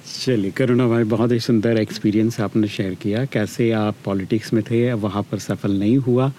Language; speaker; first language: Hindi; native; Hindi